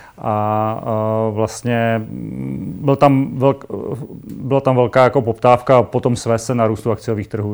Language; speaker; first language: Czech; native; Czech